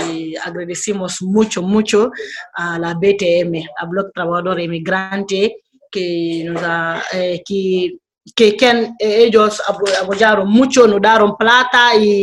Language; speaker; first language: Spanish; non-native, learner; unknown